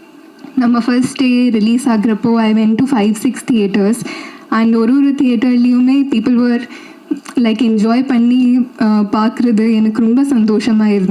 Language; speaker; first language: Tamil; non-native, learner; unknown